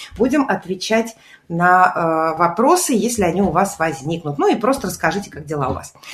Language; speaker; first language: Russian; native; Russian